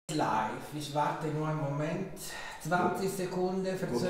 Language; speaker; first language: German; non-native, fluent; Italian